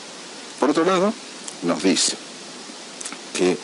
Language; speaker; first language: Spanish; native; Spanish